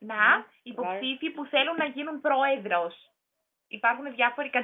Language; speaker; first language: Greek; non-native, learner; German